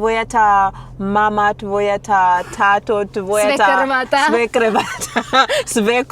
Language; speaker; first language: Macedonian; non-native, learner; English